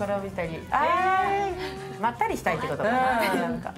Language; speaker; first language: Japanese; native; Japanese